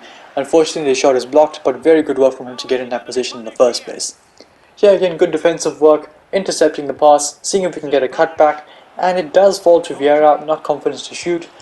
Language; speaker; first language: English; native; English